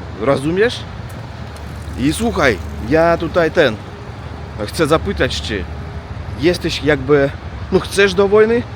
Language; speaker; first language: Polish; non-native, learner; Russian